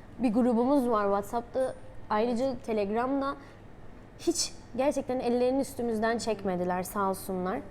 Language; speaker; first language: Turkish; native; Turkish